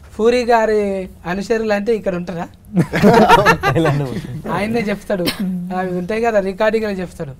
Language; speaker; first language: Telugu; native; Telugu